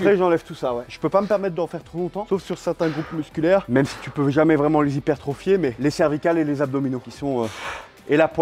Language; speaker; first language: French; native; French